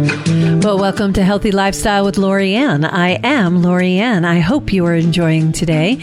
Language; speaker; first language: English; native; English